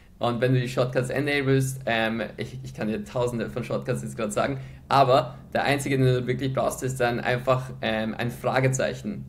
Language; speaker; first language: German; early bilingual, other home language; Polish